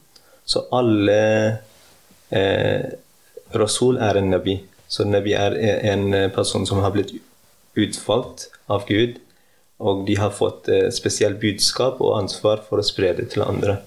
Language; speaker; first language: Norwegian; early bilingual, heritage; Norwegian